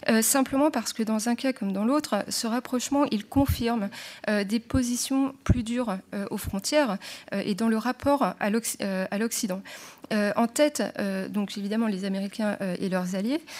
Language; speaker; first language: French; native; French